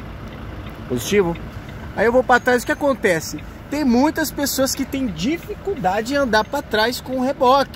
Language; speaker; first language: Portuguese; native; Portuguese